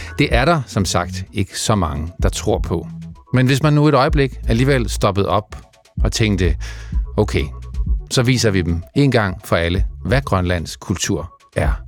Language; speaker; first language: Danish; native; Danish